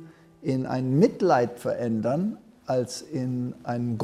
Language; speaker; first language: German; early bilingual, heritage; German